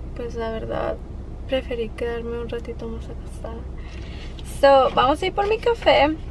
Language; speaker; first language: Spanish; early bilingual, heritage; Spanish